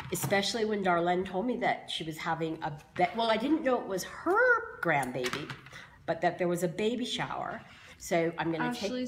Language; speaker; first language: English; native; English